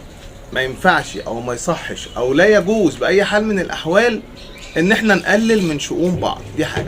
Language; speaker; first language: Arabic; native; Arabic